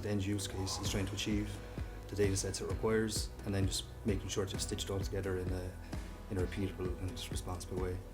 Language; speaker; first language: English; native; English